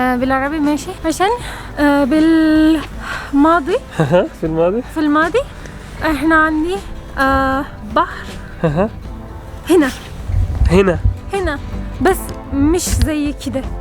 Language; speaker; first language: Arabic; non-native, learner; Turkish